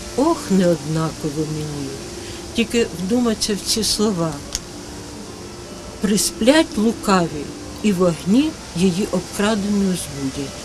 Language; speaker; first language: Ukrainian; native; Ukrainian